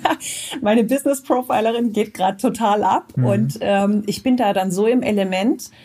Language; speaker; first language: German; native; German